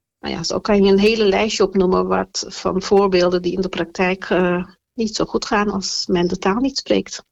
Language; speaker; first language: Dutch; early bilingual, other home language; Turkish